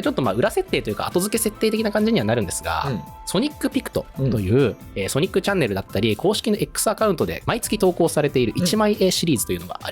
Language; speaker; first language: Japanese; native; Japanese